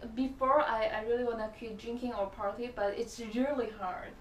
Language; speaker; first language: English; non-native, learner; Chinese